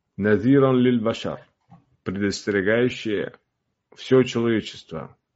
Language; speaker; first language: Russian; non-native, local second language; Uzbek